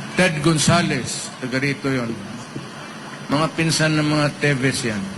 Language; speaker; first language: Filipino; non-native, local second language; Cebuano